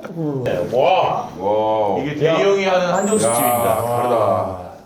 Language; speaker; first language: Korean; native; Korean